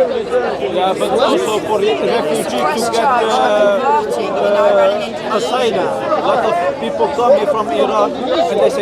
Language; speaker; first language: English; non-native, fluent; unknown